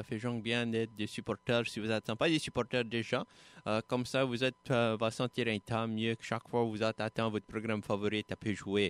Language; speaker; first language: French; native; French